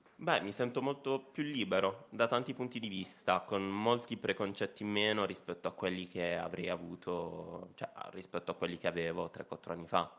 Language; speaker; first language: Italian; native; Italian